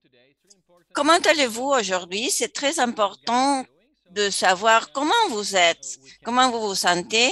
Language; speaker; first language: French; non-native, fluent; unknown